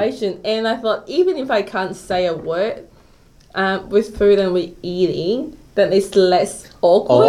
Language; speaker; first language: English; non-native, local second language; Cantonese